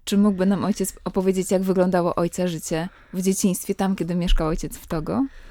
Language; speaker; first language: Polish; native; Polish